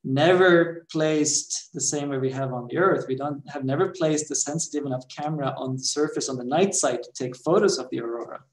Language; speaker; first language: English; non-native, fluent; Swedish